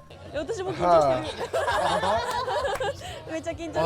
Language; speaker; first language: Japanese; native; Japanese